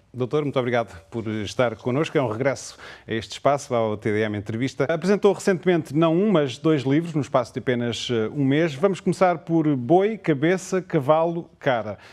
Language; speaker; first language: Portuguese; native; Portuguese